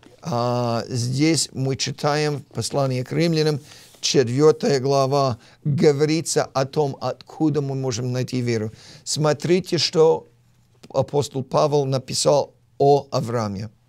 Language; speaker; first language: Russian; non-native, fluent; English